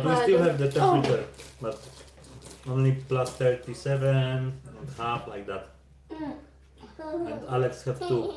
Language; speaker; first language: English; non-native, learner; Polish